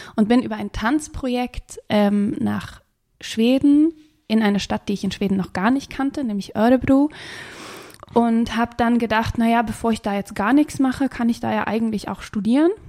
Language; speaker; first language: German; early bilingual, other home language; Swedish